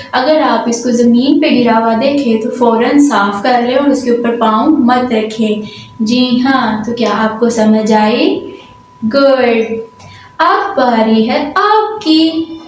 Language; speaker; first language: Urdu; non-native, local second language; Punjabi